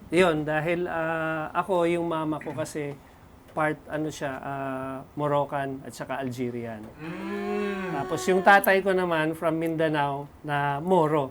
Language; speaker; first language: Filipino; non-native, local second language; Cebuano